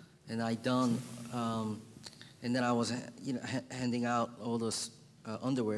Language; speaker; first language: English; early bilingual, other home language; Korean